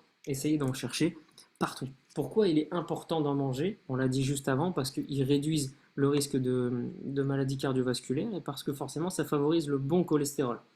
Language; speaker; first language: French; native; French